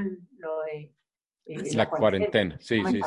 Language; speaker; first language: Spanish; native; Spanish